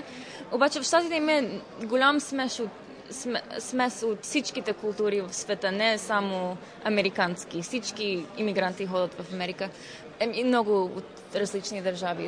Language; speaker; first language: Bulgarian; early bilingual, heritage; Bulgarian